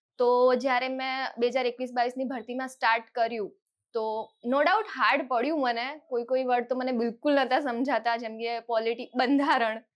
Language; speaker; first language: Gujarati; non-native, local second language; Rajasthani